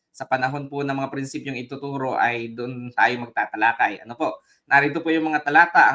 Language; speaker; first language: Filipino; native; Filipino